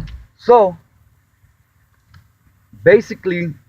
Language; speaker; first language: English; native; English